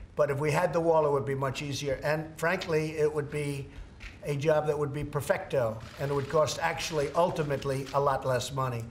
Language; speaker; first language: English; native; English